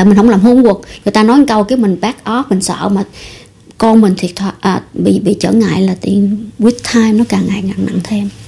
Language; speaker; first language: Vietnamese; early bilingual, heritage; Vietnamese